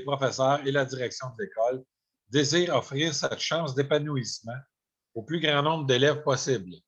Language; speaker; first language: French; native; French